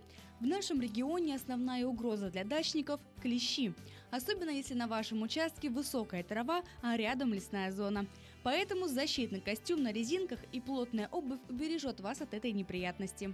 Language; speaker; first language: Russian; native; Russian